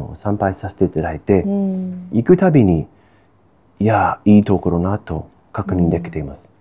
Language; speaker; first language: Japanese; non-native, fluent; English